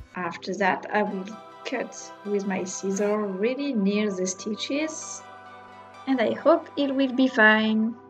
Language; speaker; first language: English; non-native, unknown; French